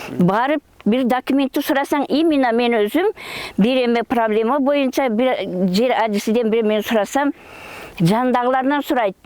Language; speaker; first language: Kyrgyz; early bilingual, heritage; Kyrgyz